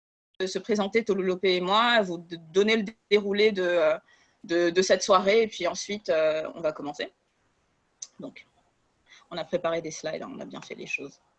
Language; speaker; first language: French; native; French